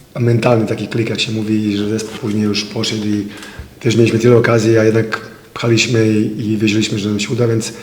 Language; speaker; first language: Polish; non-native, fluent; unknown